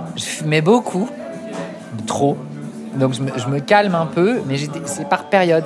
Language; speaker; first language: French; native; French